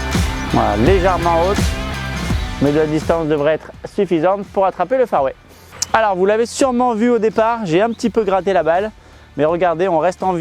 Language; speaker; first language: French; native; French